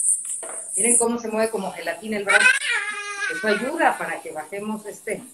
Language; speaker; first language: Spanish; native; Spanish